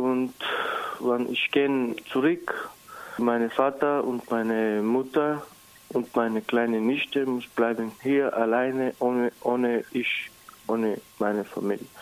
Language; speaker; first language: German; non-native, learner; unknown